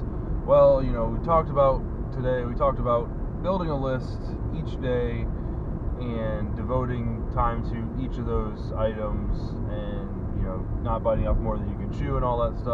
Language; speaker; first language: English; native; English